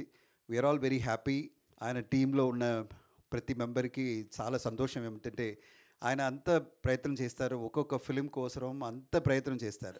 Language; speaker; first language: Telugu; non-native, learner; Tamil